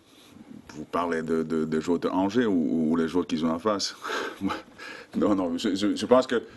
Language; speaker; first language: French; non-native, fluent; Finnish